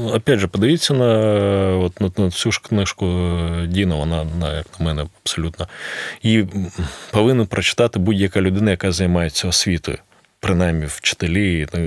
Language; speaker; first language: Ukrainian; non-native, local second language; Russian